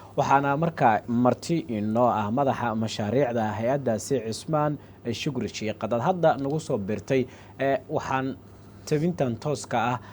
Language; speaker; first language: Somali; native; Somali